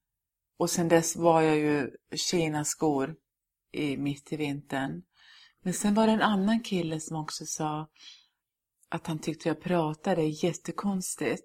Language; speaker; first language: Swedish; early bilingual, other home language; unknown